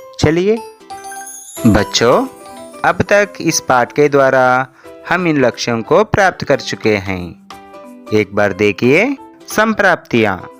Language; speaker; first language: Hindi; non-native, local second language; Telugu